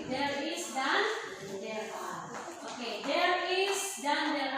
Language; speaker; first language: English; non-native, learner; Indonesian